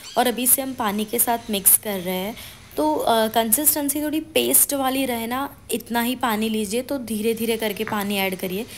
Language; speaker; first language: Hindi; non-native, local second language; Gujarati